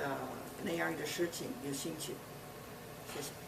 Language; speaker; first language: Chinese; early bilingual, heritage; Chinese